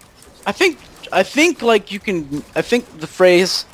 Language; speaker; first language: English; native; English